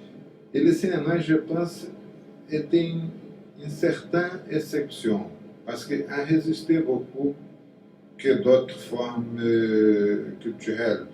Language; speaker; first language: French; non-native, fluent; Portuguese